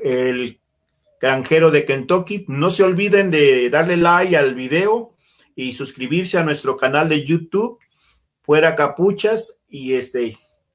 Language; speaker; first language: Spanish; native; Spanish